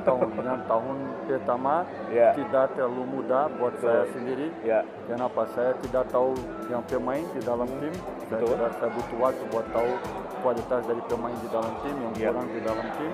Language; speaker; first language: Indonesian; non-native, learner; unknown